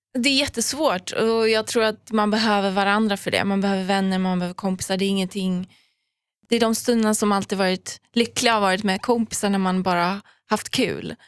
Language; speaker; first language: Swedish; early bilingual, other home language; Persian